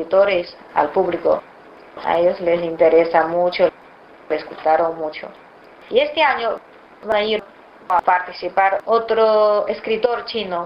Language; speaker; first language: Spanish; non-native, fluent; Chinese